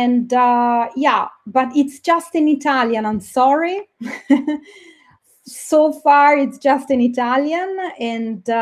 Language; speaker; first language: English; non-native, fluent; Italian